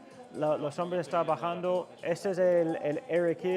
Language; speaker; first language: Spanish; non-native, learner; English